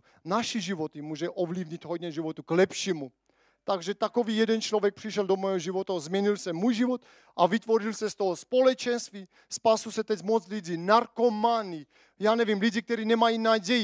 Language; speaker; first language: Czech; non-native, fluent; Armenian